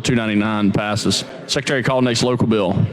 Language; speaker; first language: English; native; English